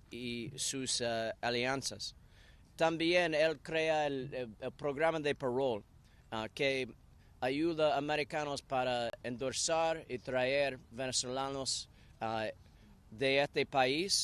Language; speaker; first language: Spanish; non-native, learner; English